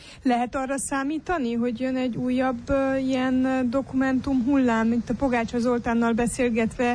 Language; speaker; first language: Hungarian; native; Hungarian